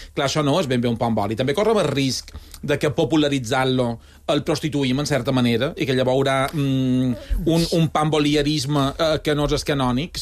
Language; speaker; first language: Catalan; native; Catalan